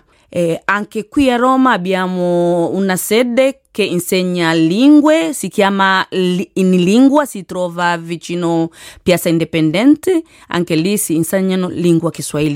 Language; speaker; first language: Italian; non-native, learner; Swahili